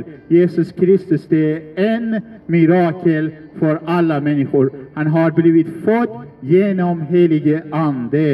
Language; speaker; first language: Swedish; non-native, learner; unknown